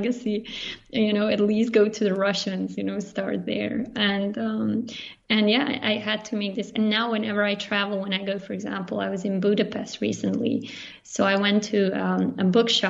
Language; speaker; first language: English; non-native, fluent; Bosnian